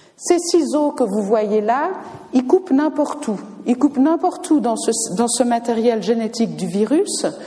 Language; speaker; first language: French; native; French